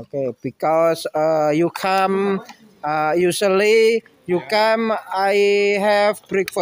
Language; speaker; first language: English; non-native, learner; Indonesian